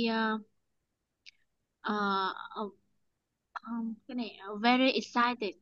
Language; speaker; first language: English; non-native, learner; Vietnamese